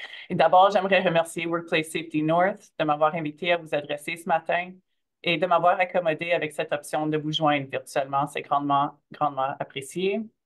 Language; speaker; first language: French; early bilingual, heritage; French